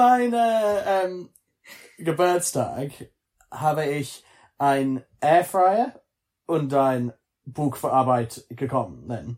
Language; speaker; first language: German; non-native, learner; English